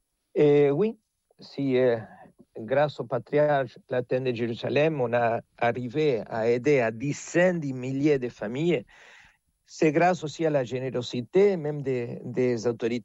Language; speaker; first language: French; non-native, fluent; Spanish